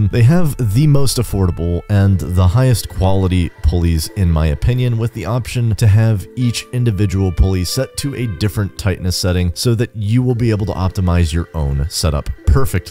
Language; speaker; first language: English; native; English